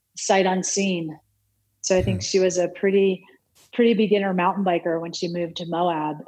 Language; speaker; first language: English; native; English